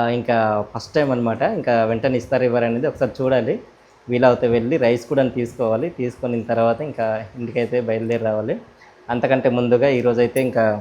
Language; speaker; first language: Telugu; non-native, local second language; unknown